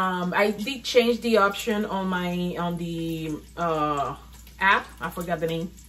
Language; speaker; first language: English; non-native, fluent; Spanish